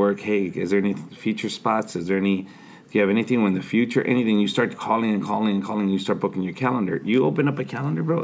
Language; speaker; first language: English; early bilingual, other home language; Spanish